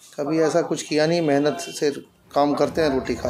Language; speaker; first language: Hindi; native; Hindi